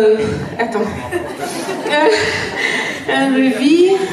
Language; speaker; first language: French; native; French